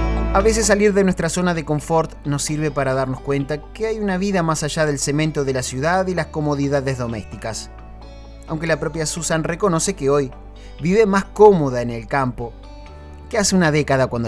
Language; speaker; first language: Spanish; native; Spanish